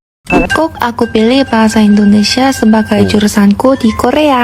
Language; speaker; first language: Indonesian; non-native, fluent; Korean